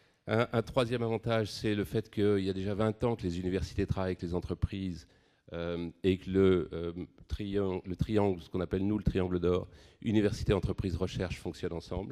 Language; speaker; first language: French; native; French